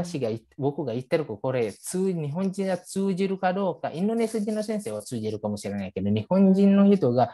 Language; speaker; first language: Japanese; non-native, fluent; Indonesian